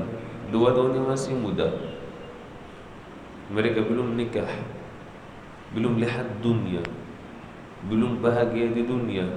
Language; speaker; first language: Indonesian; non-native, learner; Arabic